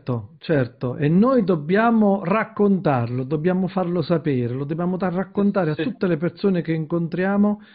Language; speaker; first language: Italian; native; Italian